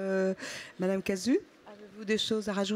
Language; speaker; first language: French; native; French